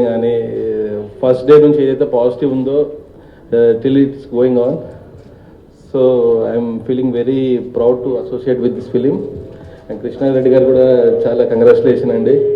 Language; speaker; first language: Telugu; non-native, learner; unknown